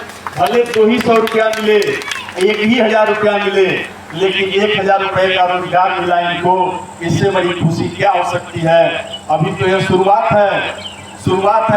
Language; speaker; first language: Hindi; native; Hindi